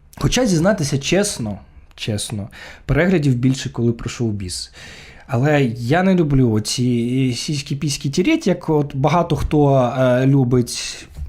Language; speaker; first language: Ukrainian; non-native, local second language; Russian